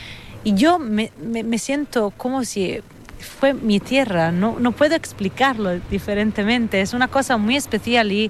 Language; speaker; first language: Spanish; non-native, fluent; Italian